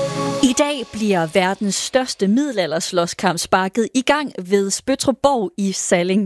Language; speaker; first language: Danish; native; Danish